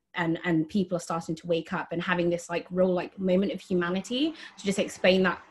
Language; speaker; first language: English; native; English